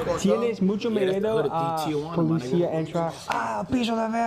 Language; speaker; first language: Spanish; non-native, learner; English